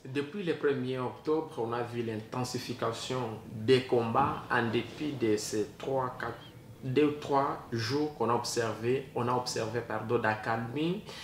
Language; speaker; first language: French; non-native, local second language; Swahili